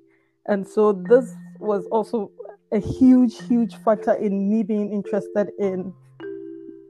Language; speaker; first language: English; non-native, local second language; Akan